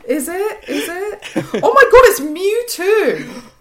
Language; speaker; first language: English; native; English